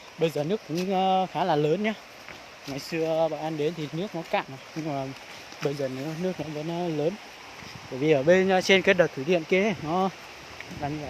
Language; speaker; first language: Vietnamese; non-native, local second language; Hmong